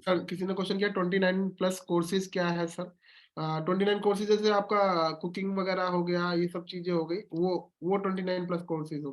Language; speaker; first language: Hindi; native; Hindi